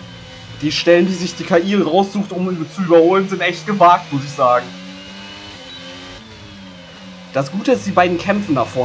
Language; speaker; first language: German; native; German